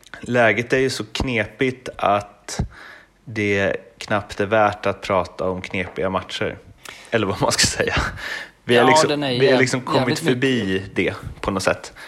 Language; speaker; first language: Swedish; native; Swedish